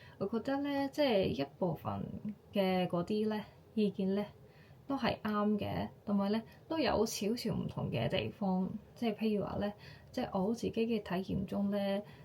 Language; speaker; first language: Cantonese; non-native, fluent; Japanese